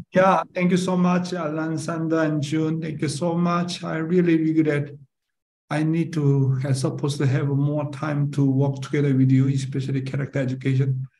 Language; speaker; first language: English; non-native, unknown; Korean